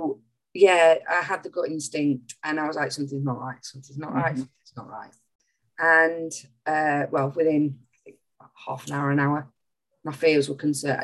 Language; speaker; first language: English; native; English